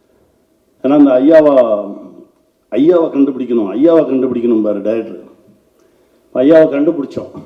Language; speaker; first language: Tamil; native; Tamil